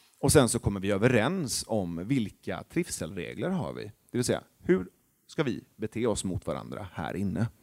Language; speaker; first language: Swedish; early bilingual, other home language; Persian